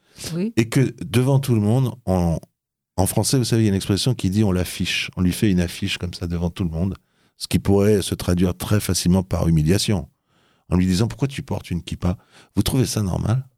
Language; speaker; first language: French; native; French